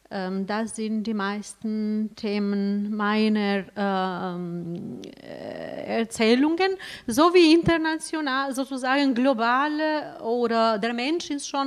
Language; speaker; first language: German; non-native, fluent; Albanian